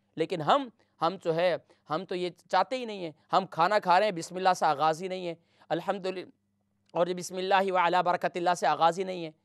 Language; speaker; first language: Urdu; native; Urdu